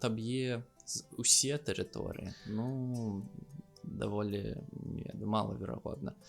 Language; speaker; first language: Belarusian; non-native, local second language; Russian